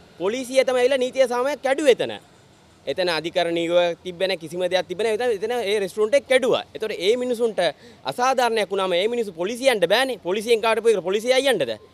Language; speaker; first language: Sinhala; native; Sinhala